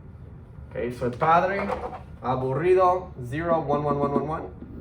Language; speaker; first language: Spanish; early bilingual, heritage; Spanish